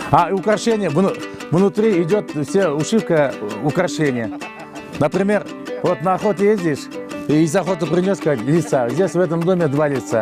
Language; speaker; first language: Russian; non-native, local second language; Kyrgyz